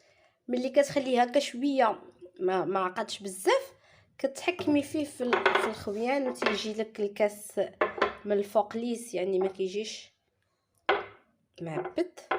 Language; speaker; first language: Arabic; native; Arabic